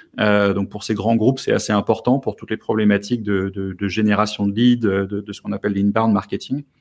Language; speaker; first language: French; native; French